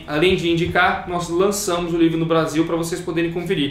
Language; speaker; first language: Portuguese; native; Portuguese